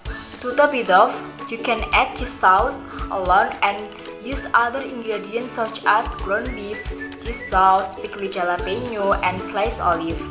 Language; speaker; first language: English; non-native, learner; Indonesian